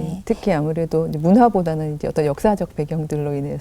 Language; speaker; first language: Korean; native; Korean